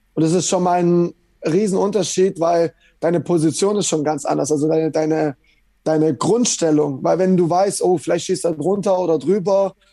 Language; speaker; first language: German; native; German